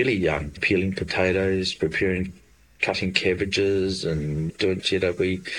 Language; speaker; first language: English; native; English